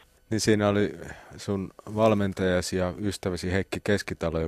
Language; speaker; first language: Finnish; native; Finnish